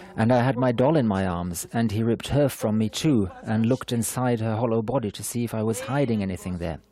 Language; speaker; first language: English; non-native, fluent; German